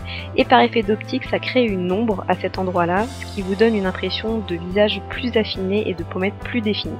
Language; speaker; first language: French; native; French